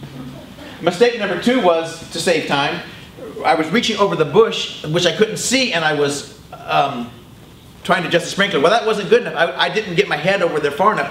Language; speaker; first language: English; native; English